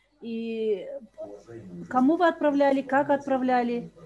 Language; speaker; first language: Russian; non-native, local second language; Kyrgyz